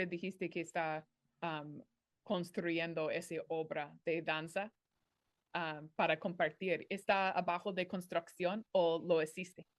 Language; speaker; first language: Spanish; non-native, fluent; English